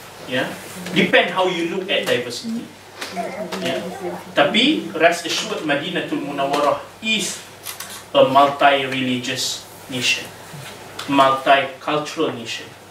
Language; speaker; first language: English; non-native, local second language; Malay